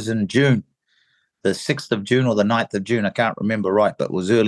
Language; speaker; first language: English; native; English